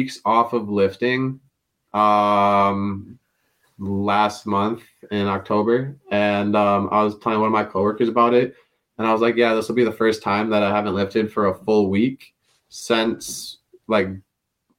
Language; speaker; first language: English; native; English